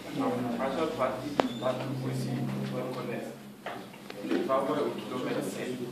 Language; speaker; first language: French; non-native, local second language; Fula